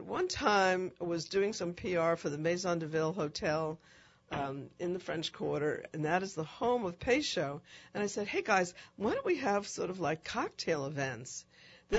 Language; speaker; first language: English; native; English